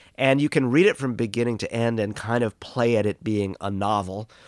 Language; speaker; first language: English; native; English